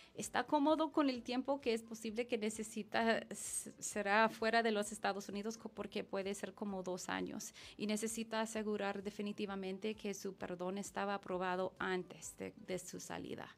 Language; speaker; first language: Spanish; non-native, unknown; English